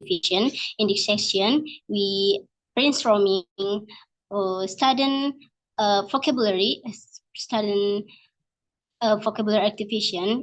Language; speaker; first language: English; non-native, learner; Indonesian